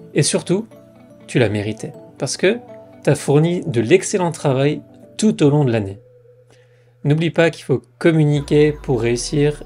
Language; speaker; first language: French; native; French